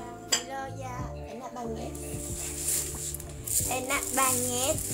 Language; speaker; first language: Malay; non-native, learner; Vietnamese